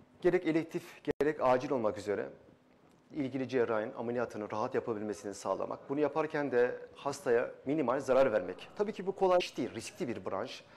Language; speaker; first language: Turkish; early bilingual, other home language; Kazakh